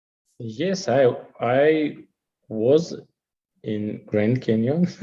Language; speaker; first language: English; non-native, learner; Russian